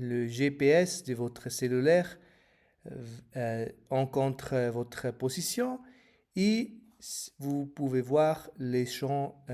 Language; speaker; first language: French; non-native, learner; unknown